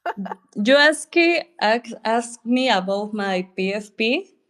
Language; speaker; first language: English; non-native, learner; Spanish